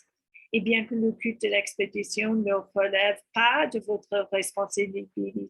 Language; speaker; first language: French; non-native, fluent; English